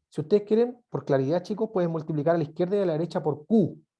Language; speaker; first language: Spanish; native; Spanish